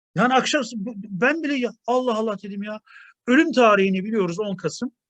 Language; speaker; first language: Turkish; native; Turkish